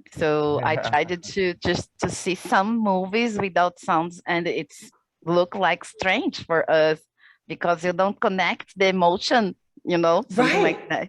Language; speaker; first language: English; non-native, learner; Portuguese